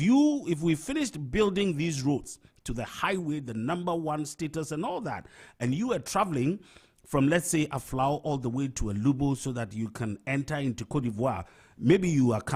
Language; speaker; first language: English; non-native, local second language; Akan